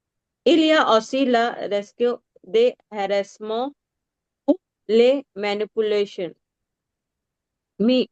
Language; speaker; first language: French; non-native, learner; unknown